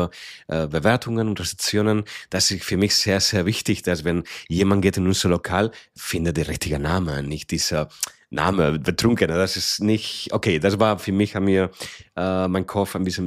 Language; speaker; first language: German; non-native, fluent; Spanish